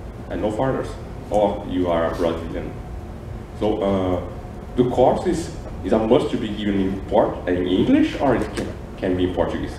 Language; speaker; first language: English; non-native, fluent; Portuguese